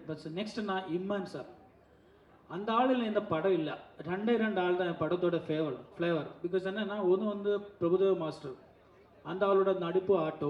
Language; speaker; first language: Tamil; non-native, learner; Malayalam